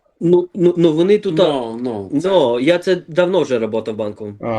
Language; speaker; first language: Ukrainian; early bilingual, other home language; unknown